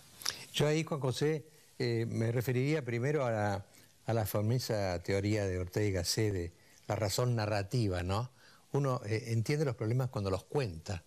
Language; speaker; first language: Spanish; native; Spanish